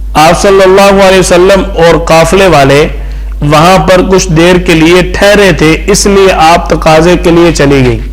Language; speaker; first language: Urdu; non-native, local second language; Punjabi